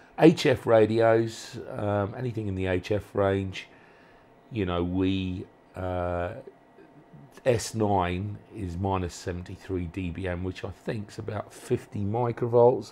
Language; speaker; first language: English; native; English